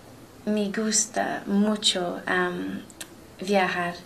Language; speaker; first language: Spanish; non-native, learner; English